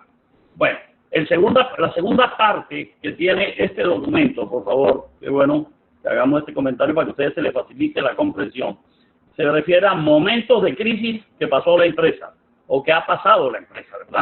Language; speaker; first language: Spanish; native; Spanish